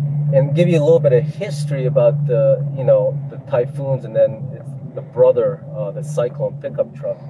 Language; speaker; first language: English; native; English